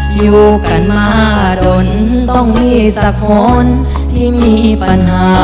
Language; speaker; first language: Thai; native; Thai